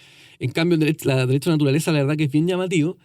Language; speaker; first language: Spanish; native; Spanish